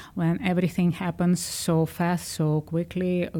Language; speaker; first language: English; non-native, fluent; Ukrainian